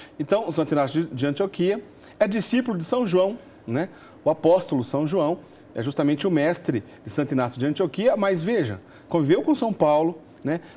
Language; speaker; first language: Portuguese; native; Portuguese